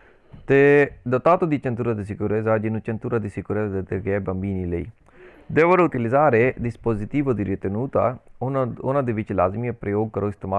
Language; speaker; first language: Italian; non-native, learner; Punjabi